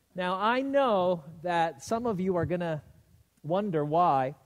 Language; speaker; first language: English; native; English